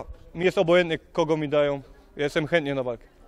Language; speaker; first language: Polish; early bilingual, heritage; Polish